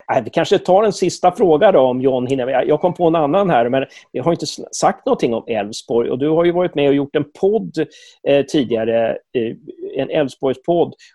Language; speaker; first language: Swedish; native; Swedish